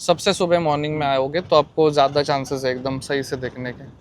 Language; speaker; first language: Hindi; non-native, local second language; Marathi